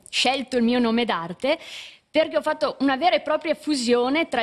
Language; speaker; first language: Italian; native; Italian